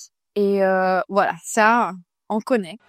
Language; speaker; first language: French; non-native, fluent; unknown